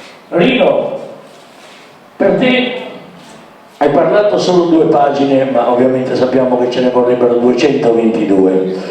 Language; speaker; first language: Italian; native; Italian